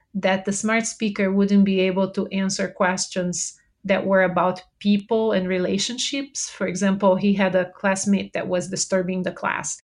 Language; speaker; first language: English; non-native, fluent; Portuguese